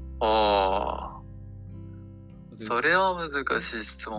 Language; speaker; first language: Japanese; non-native, learner; Ukrainian